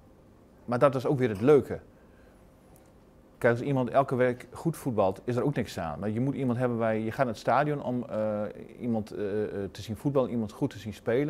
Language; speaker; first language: Dutch; native; Dutch